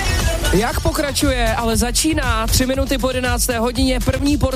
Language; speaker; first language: Czech; native; Czech